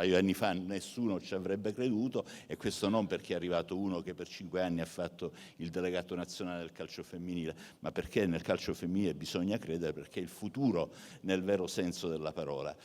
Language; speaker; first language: Italian; native; Italian